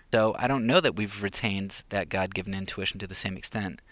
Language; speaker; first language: English; native; English